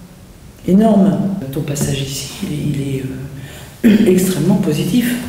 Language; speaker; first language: French; native; French